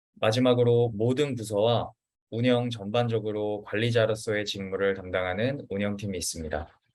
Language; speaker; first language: Korean; native; Korean